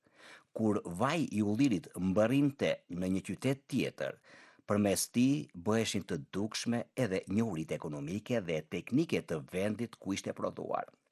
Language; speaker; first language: Albanian; native; Albanian